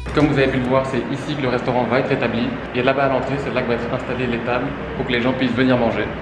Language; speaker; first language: French; native; French